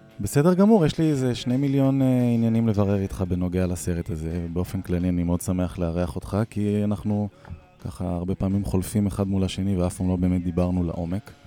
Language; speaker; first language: Hebrew; native; Hebrew